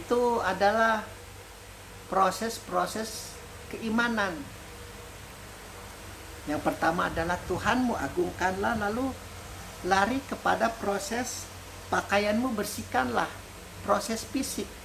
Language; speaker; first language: Indonesian; native; Indonesian